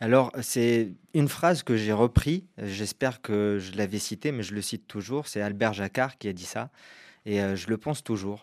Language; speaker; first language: French; non-native, local second language; Arabic